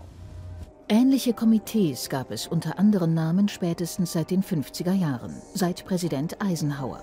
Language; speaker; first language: German; native; German